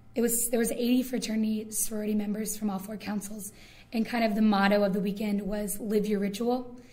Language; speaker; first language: English; native; English